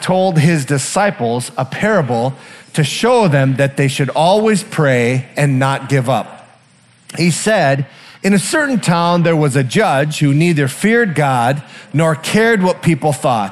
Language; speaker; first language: English; native; English